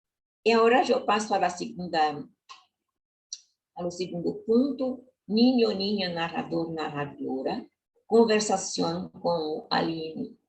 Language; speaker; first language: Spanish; non-native, learner; Portuguese